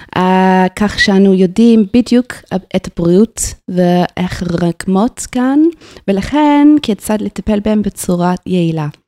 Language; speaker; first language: Hebrew; non-native, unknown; English